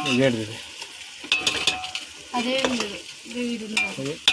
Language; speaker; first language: Telugu; native; Telugu